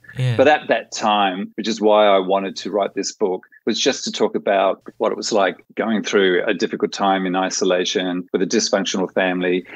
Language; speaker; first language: English; native; English